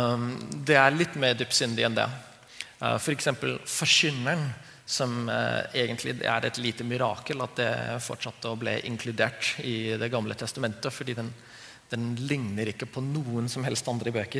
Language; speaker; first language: Norwegian; non-native, fluent; English